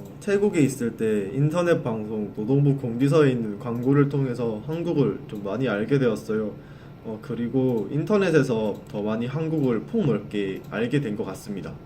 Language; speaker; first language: Korean; non-native, fluent; Thai